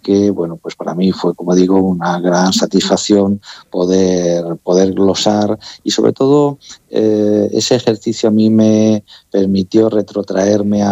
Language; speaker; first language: Spanish; native; Spanish